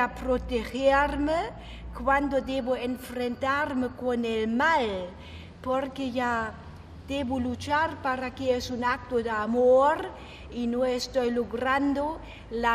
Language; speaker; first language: Spanish; non-native, fluent; German